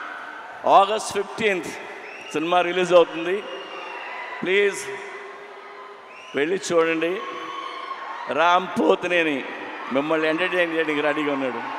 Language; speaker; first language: Telugu; native; Telugu